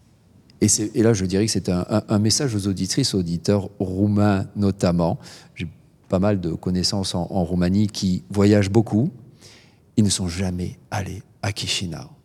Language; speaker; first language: French; native; French